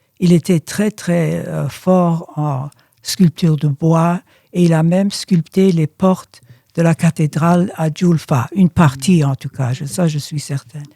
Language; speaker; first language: French; early bilingual, other home language; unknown